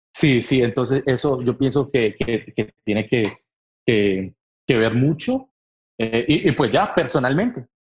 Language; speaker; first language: Spanish; native; Spanish